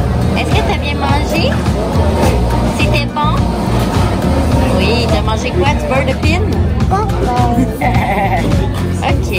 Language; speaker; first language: French; native; French